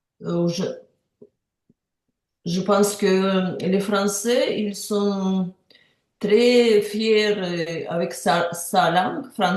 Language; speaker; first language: French; non-native, learner; Ukrainian